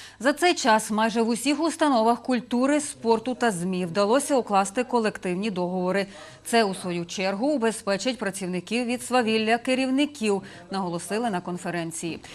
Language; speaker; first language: Ukrainian; native; Ukrainian